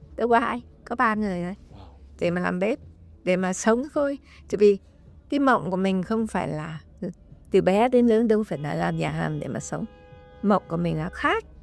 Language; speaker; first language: Vietnamese; native; Vietnamese